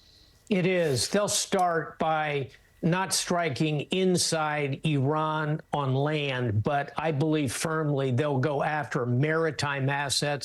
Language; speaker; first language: English; native; English